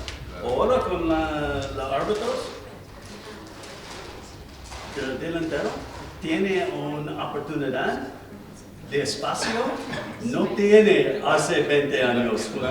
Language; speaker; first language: Spanish; non-native, learner; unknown